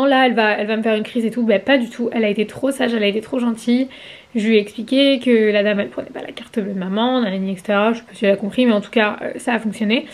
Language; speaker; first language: French; native; French